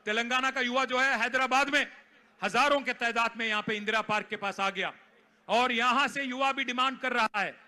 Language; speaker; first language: Hindi; non-native, local second language; Telugu